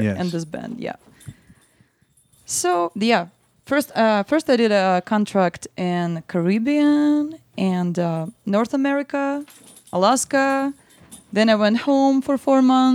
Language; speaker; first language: English; non-native, fluent; Russian